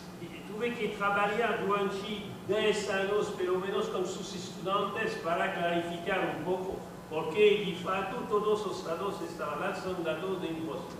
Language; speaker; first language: Portuguese; non-native, learner; French